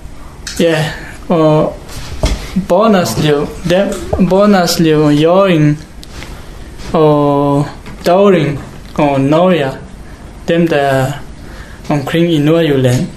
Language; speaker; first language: Danish; non-native, learner; Hakha Chin